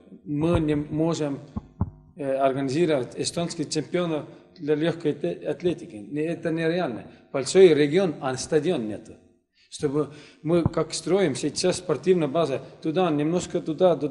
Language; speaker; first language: Russian; non-native, learner; Estonian